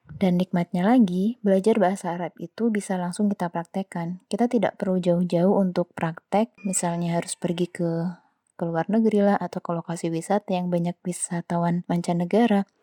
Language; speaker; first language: Indonesian; non-native, local second language; Javanese